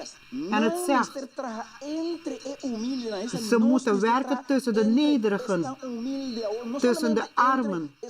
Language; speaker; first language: Dutch; non-native, local second language; Papiamento